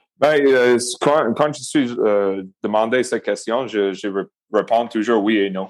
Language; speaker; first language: French; non-native, local second language; English